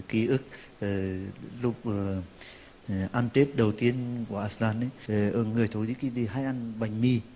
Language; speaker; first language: Vietnamese; non-native, fluent; Turkish